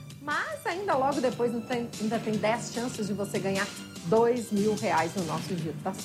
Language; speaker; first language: Portuguese; native; Portuguese